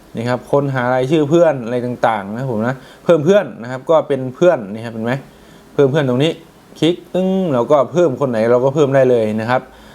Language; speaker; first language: Thai; native; Thai